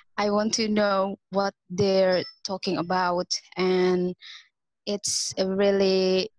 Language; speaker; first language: English; non-native, fluent; Indonesian